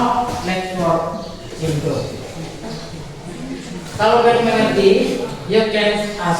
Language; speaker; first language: English; non-native, learner; Indonesian